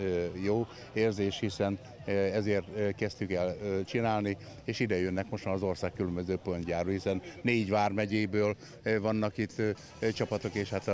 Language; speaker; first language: Hungarian; native; Hungarian